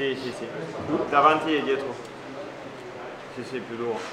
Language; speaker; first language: Italian; non-native, learner; French